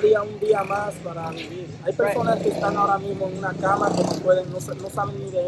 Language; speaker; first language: Spanish; native; Spanish